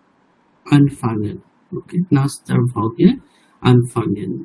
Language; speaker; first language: German; non-native, learner; Bangla